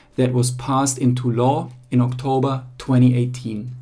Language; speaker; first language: English; non-native, fluent; German